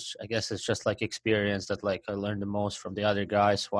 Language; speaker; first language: English; non-native, fluent; Latvian